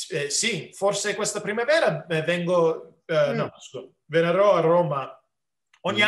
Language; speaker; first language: Italian; early bilingual, heritage; English